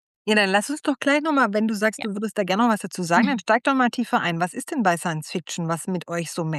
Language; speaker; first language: German; native; German